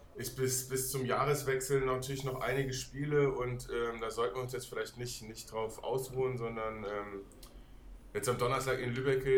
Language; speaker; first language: German; non-native, fluent; Danish